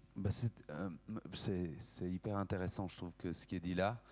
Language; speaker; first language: French; native; French